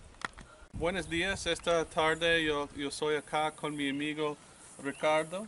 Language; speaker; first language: Spanish; non-native, learner; English